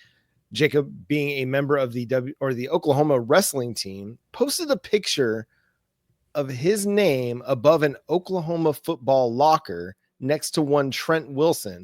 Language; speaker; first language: English; native; English